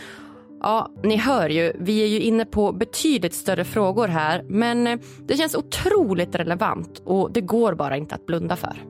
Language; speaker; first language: Swedish; native; Swedish